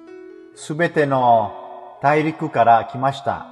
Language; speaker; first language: Japanese; non-native, fluent; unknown